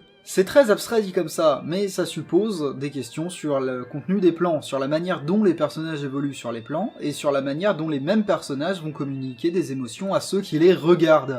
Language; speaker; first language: French; native; French